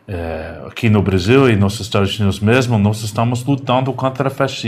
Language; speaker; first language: Portuguese; non-native, learner; English